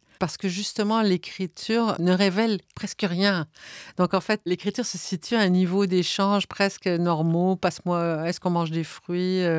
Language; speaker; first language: French; native; French